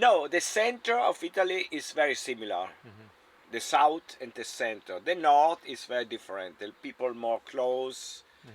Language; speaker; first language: English; non-native, learner; German